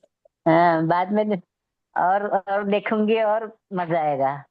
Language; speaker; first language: Hindi; non-native, local second language; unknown